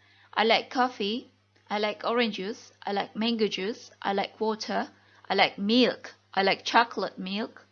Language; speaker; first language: English; non-native, fluent; Indonesian